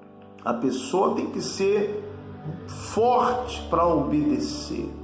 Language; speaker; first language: Portuguese; native; Portuguese